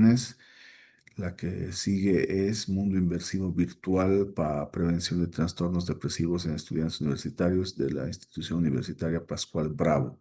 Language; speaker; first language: Spanish; native; Spanish